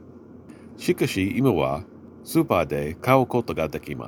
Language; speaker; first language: Japanese; non-native, learner; English